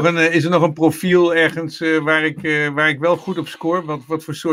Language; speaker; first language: Dutch; native; Dutch